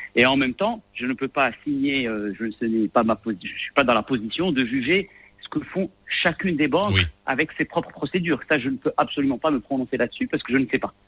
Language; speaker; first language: French; non-native, local second language; Arabic